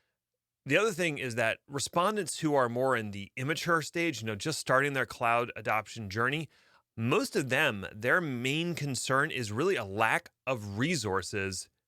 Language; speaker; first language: English; native; English